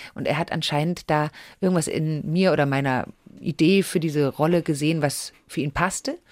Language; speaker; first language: German; native; German